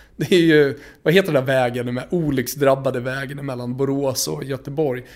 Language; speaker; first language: Swedish; native; Swedish